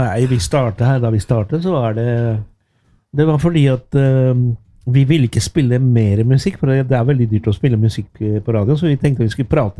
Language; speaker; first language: Norwegian; non-native, fluent; Spanish